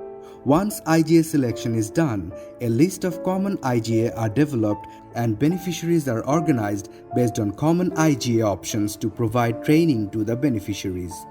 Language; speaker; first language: English; non-native, local second language; Bangla